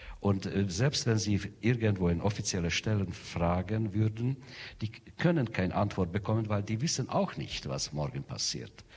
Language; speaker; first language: German; non-native, fluent; Hungarian